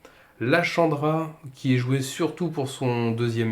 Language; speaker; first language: French; native; French